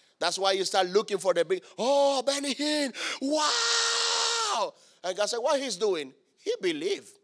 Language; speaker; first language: English; non-native, fluent; Spanish